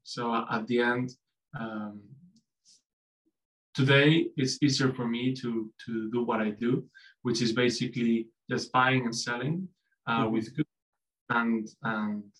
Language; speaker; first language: English; non-native, fluent; Spanish